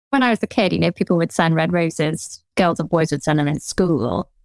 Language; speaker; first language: English; native; English